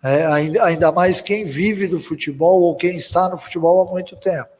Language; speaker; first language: Portuguese; native; Portuguese